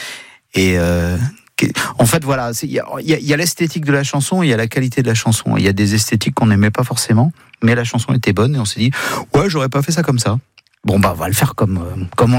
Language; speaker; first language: French; native; French